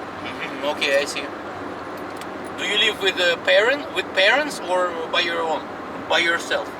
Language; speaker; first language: English; non-native, fluent; Russian